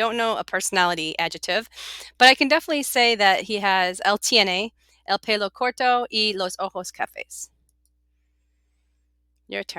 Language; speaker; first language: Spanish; non-native, fluent; English